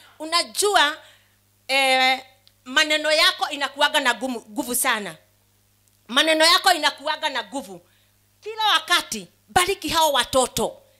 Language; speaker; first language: Swahili; non-native, local second language; Kikuyu